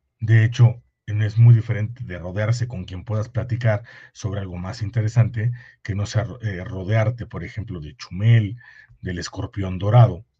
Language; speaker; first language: Spanish; native; Spanish